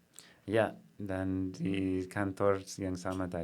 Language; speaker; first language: Indonesian; non-native, fluent; English